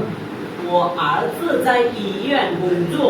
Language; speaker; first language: Chinese; non-native, fluent; Bangla